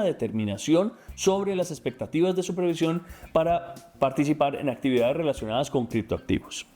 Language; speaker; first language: Spanish; native; Spanish